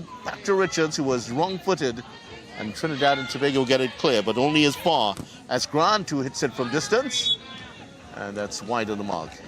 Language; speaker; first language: English; native; English